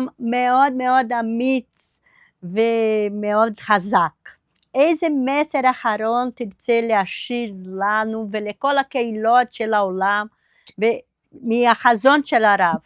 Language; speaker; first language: Hebrew; non-native, fluent; Portuguese